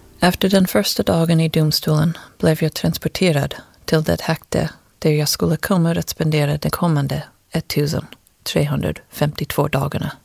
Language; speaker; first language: Swedish; non-native, fluent; English